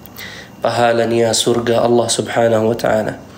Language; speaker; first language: Indonesian; non-native, fluent; Arabic